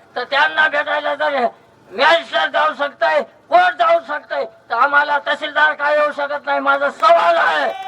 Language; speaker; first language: Marathi; non-native, local second language; Lambadi